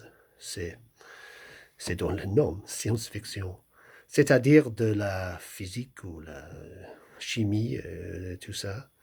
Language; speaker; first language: French; non-native, fluent; English